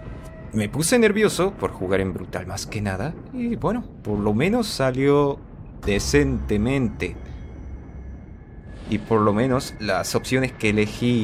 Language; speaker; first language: Spanish; native; Spanish